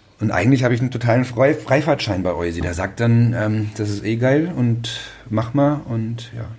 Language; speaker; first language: German; native; German